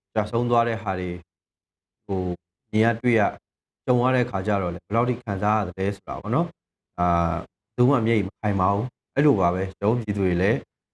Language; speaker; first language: Burmese; native; Burmese